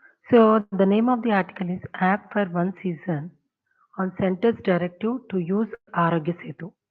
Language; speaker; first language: English; non-native, local second language; Telugu